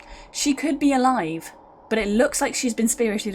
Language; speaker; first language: English; native; English